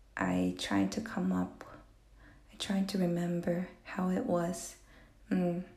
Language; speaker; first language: English; non-native, fluent; Japanese